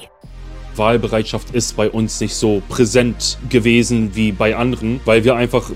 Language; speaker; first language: German; early bilingual, other home language; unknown